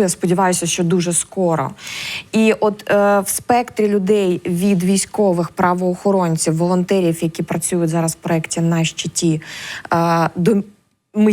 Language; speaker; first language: Ukrainian; native; Ukrainian